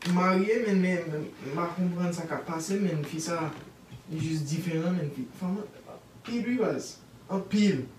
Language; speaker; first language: Haitian Creole; non-native, learner; English